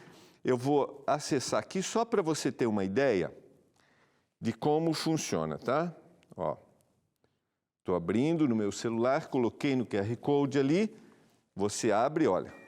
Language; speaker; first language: Portuguese; native; Portuguese